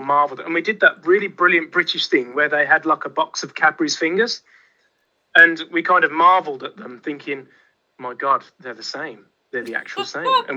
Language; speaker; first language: English; native; English